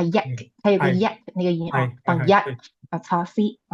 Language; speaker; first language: Cantonese; non-native, learner; Chinese